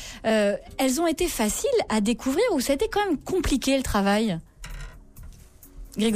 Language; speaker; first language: French; native; French